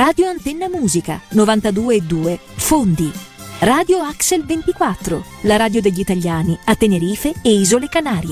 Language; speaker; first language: Italian; native; Italian